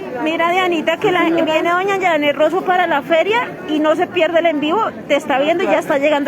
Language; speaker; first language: Spanish; native; Spanish